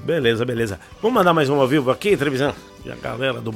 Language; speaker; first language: Portuguese; native; Portuguese